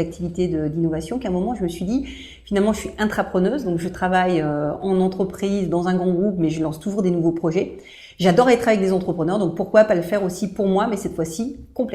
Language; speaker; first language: French; native; French